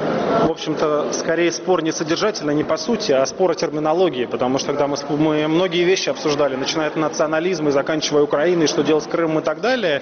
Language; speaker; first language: Russian; native; Russian